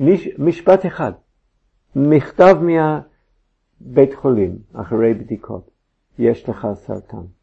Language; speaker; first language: Hebrew; non-native, fluent; English